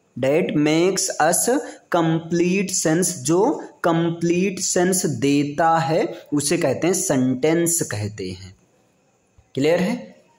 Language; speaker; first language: Hindi; native; Hindi